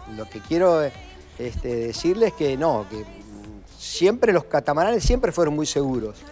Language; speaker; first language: Spanish; native; Spanish